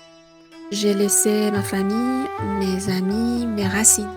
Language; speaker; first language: French; non-native, fluent; Persian